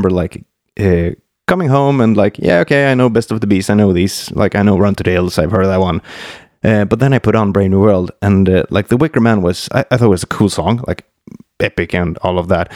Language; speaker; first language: English; non-native, fluent; Swedish